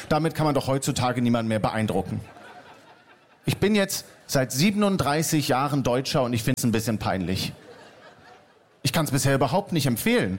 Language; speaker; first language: German; native; German